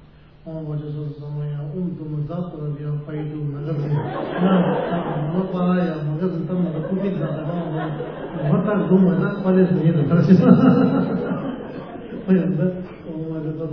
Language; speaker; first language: Russian; non-native, learner; Tibetan